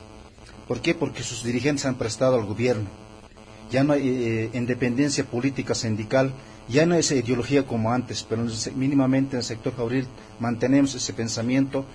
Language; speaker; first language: Spanish; native; Spanish